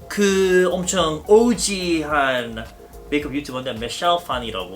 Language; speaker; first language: Korean; early bilingual, heritage; Korean